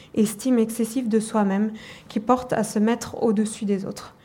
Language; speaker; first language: French; non-native, fluent; German